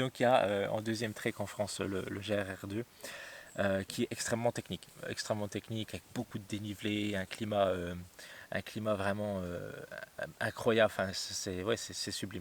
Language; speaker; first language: French; native; French